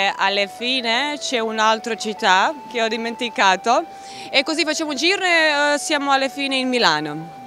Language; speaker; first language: Italian; non-native, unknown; Serbian